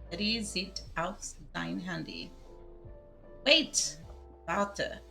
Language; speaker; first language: German; non-native, learner; Spanish